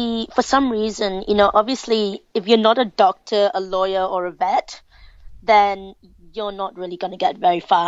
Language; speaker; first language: English; native; English